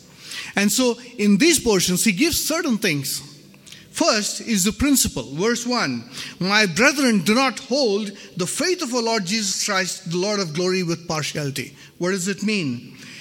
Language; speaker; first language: English; non-native, local second language; Hindi